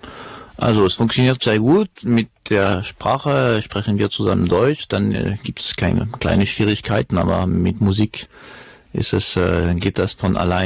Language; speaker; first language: German; non-native, fluent; French